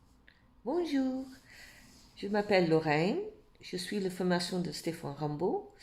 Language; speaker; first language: French; non-native, fluent; English